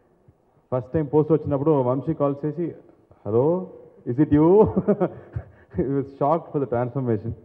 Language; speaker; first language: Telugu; non-native, learner; Tamil